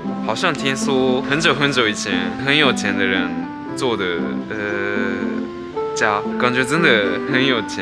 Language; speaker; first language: Chinese; early bilingual, heritage; Chinese